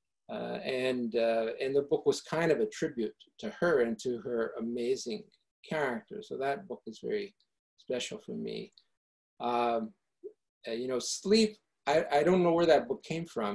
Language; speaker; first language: English; early bilingual, other home language; Italian